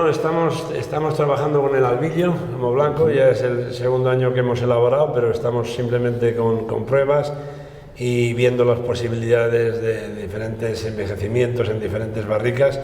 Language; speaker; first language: Spanish; native; Spanish